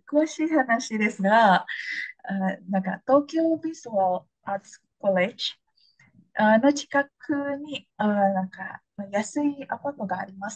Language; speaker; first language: Japanese; non-native, fluent; Indonesian